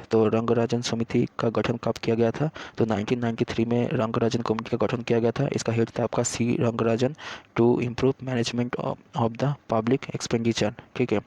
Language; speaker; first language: Hindi; native; Hindi